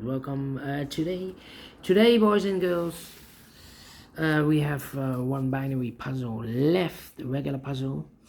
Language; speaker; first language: English; non-native, fluent; Dutch